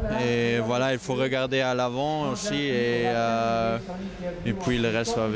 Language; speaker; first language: French; non-native, local second language; Luxembourgish